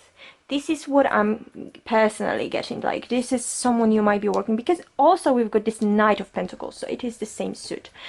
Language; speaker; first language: English; non-native, fluent; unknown